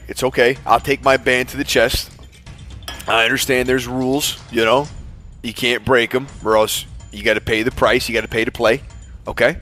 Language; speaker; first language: English; native; English